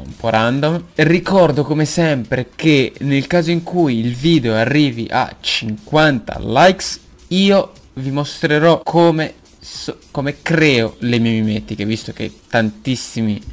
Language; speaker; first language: Italian; native; Italian